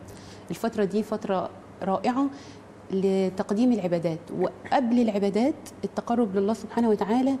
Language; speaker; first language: Arabic; native; Arabic